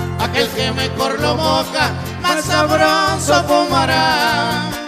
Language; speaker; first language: Spanish; native; Spanish